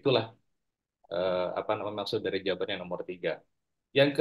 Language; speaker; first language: Indonesian; native; Indonesian